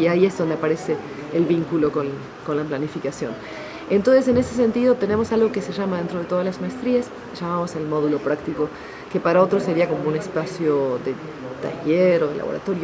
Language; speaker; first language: Spanish; native; Spanish